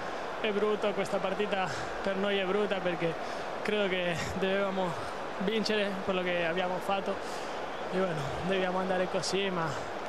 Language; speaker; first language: Italian; non-native, fluent; Spanish